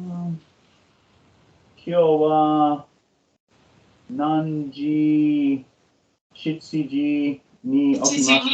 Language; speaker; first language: Japanese; non-native, learner; English